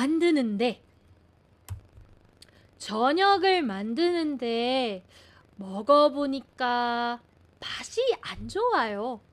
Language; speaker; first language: Korean; non-native, fluent; Filipino